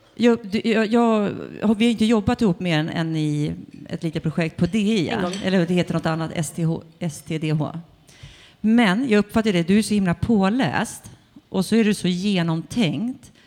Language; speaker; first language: Swedish; native; Swedish